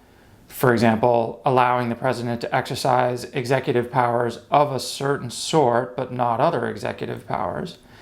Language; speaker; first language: English; native; English